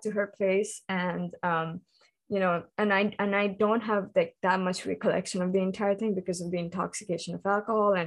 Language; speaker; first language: English; non-native, local second language; Hindi